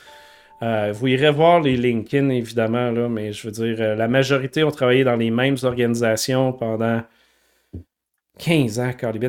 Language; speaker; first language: French; native; French